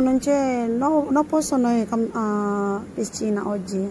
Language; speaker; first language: Italian; non-native, learner; Indonesian